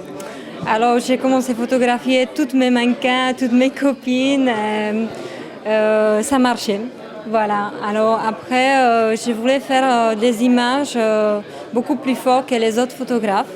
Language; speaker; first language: French; non-native, fluent; Czech